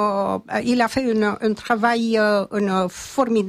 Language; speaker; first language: French; non-native, fluent; Romanian